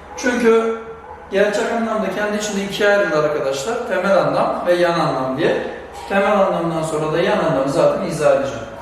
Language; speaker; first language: Turkish; native; Turkish